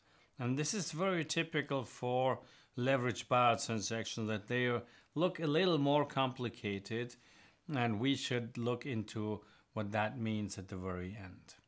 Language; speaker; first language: English; non-native, fluent; German